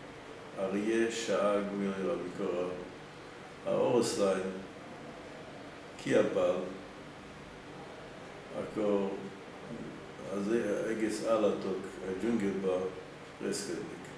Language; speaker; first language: Hungarian; early bilingual, heritage; Hungarian